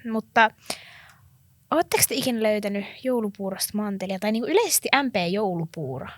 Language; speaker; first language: Finnish; native; Finnish